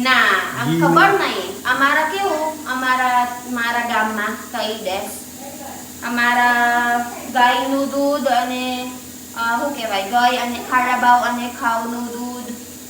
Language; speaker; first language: Gujarati; non-native, learner; Filipino